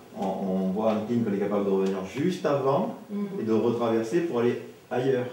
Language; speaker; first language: French; native; French